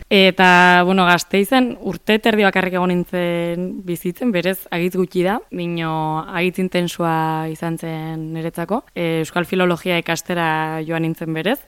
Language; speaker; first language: Basque; native; Basque